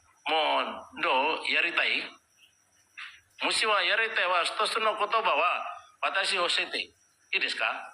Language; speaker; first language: Japanese; non-native, learner; Indonesian